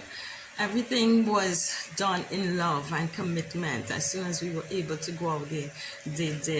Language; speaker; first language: English; native; English